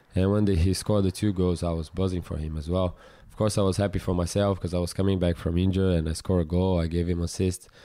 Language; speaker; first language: English; non-native, fluent; Portuguese